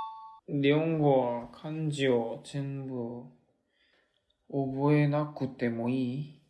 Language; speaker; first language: Japanese; non-native, learner; Korean